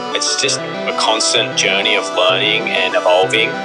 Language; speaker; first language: English; native; English